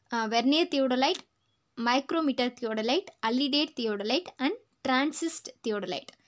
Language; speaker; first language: English; non-native, local second language; Tamil